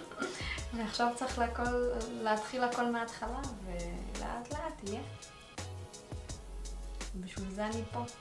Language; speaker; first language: Hebrew; early bilingual, other home language; Russian